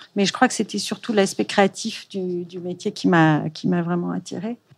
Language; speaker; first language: French; native; French